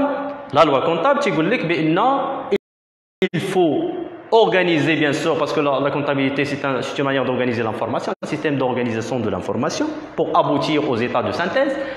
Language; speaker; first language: French; non-native, local second language; Arabic